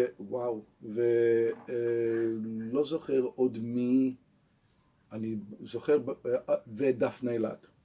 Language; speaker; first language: Hebrew; non-native, local second language; English